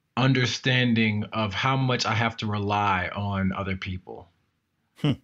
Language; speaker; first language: English; native; English